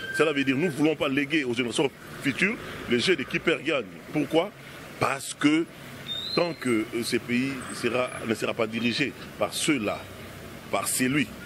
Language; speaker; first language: French; non-native, local second language; Lingala